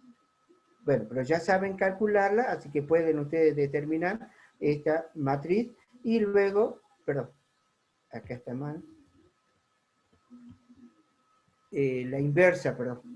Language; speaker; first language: Spanish; native; Spanish